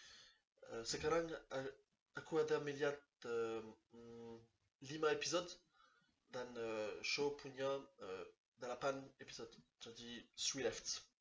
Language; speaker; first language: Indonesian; non-native, learner; French